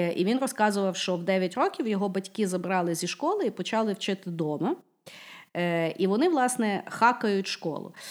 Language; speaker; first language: Ukrainian; non-native, local second language; Russian